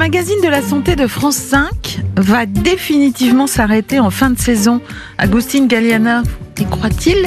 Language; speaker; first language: French; native; French